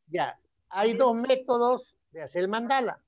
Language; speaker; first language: Spanish; native; Spanish